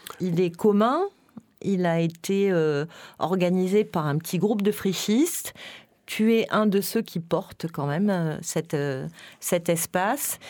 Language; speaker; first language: French; native; French